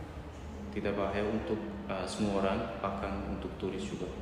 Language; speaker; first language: Indonesian; non-native, learner; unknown